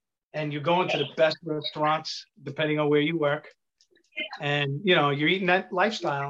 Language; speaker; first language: English; native; English